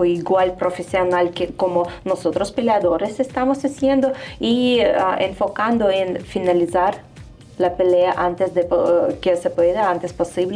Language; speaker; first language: Spanish; non-native, fluent; Russian